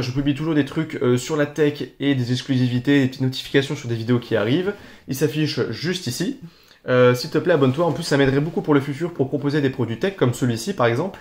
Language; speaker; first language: French; native; French